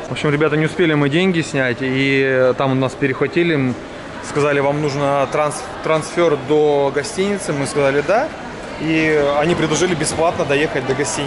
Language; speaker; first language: Russian; native; Russian